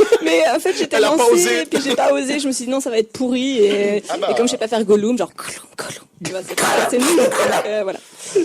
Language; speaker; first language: French; native; French